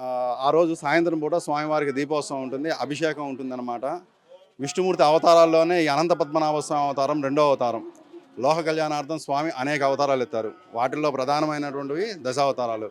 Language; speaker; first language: Telugu; native; Telugu